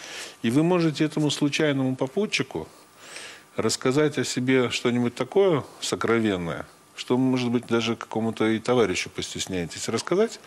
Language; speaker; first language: Russian; native; Russian